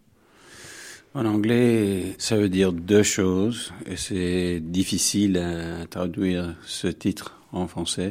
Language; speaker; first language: French; non-native, fluent; English